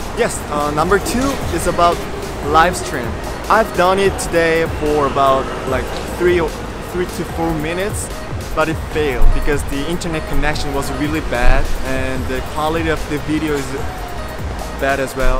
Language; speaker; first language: English; non-native, fluent; Korean